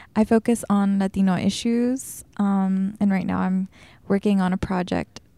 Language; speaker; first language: English; early bilingual, other home language; Spanish